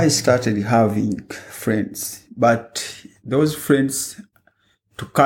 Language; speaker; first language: English; non-native, local second language; Ganda